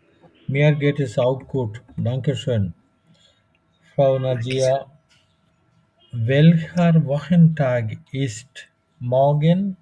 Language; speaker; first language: German; non-native, fluent; Bangla